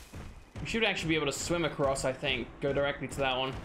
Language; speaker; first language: English; native; English